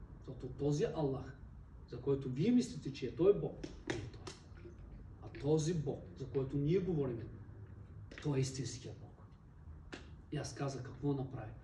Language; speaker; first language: Bulgarian; non-native, local second language; Turkish